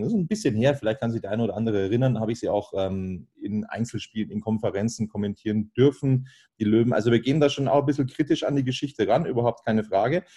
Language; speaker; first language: German; native; German